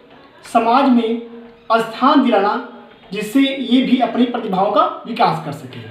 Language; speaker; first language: Hindi; native; Hindi